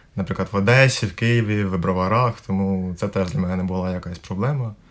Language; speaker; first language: Ukrainian; native; Ukrainian